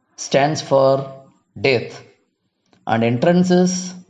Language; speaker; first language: English; non-native, local second language; Tamil